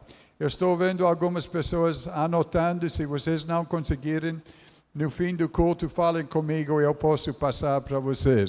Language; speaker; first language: Portuguese; non-native, fluent; English